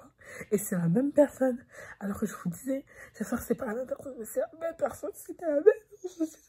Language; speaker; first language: French; native; French